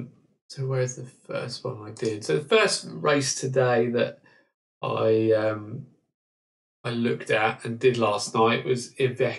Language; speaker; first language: English; native; English